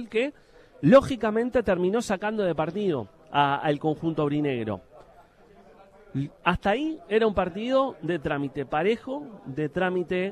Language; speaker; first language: Spanish; native; Spanish